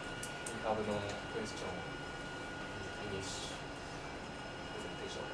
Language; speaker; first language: English; non-native, learner; Japanese